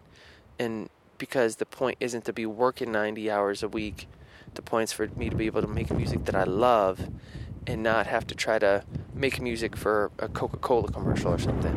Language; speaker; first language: English; native; English